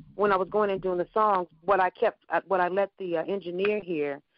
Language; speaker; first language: English; native; English